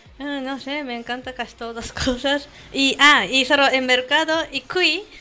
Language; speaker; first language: Spanish; non-native, learner; Japanese